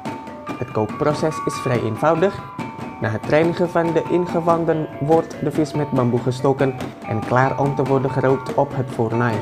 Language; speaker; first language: Dutch; non-native, fluent; Indonesian